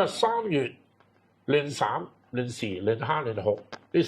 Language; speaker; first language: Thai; non-native, learner; Cantonese